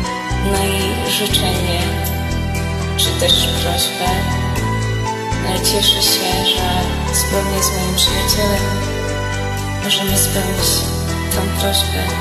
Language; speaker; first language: Polish; native; Polish